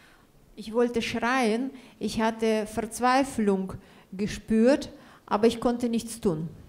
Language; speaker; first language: German; non-native, fluent; Russian